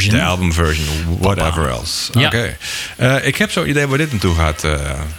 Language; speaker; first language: Dutch; native; Dutch